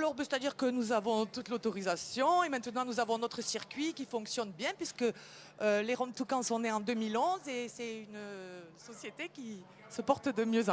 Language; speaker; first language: French; native; French